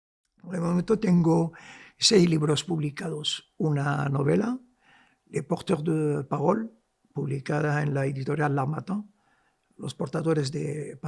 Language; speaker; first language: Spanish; non-native, local second language; Arabic